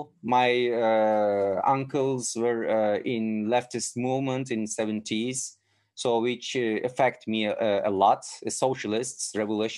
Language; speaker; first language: English; non-native, fluent; Turkish